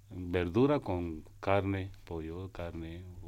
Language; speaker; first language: Spanish; non-native, learner; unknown